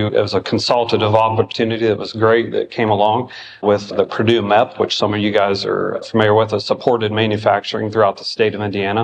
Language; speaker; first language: English; native; English